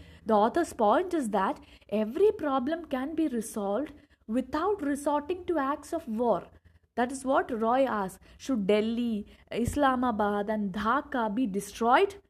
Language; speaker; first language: English; non-native, local second language; Malayalam